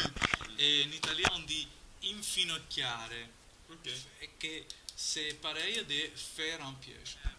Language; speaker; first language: French; non-native, learner; Italian